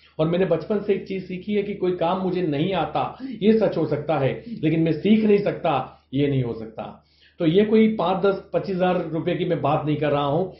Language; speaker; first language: Hindi; non-native, local second language; Gujarati